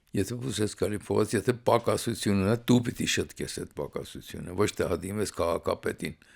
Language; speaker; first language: Armenian; early bilingual, heritage; Armenian